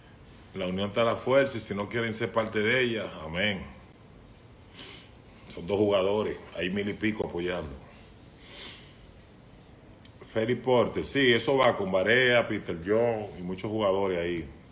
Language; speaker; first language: Spanish; native; Spanish